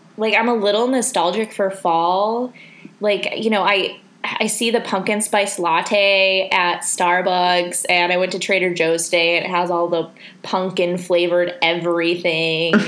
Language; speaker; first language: English; native; English